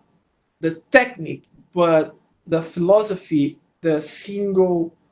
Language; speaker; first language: English; non-native, learner; Portuguese